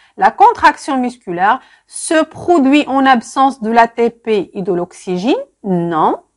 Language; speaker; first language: French; non-native, local second language; Arabic